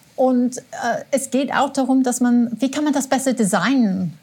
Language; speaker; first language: German; non-native, fluent; English